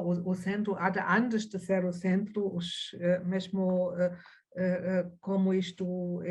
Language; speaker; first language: Portuguese; non-native, fluent; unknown